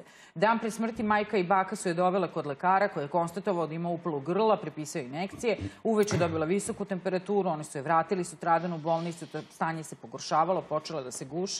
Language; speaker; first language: Serbian; native; Serbian